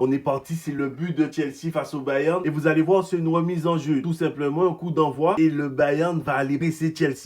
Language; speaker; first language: French; native; French